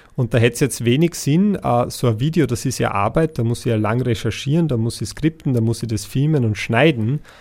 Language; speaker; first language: German; native; German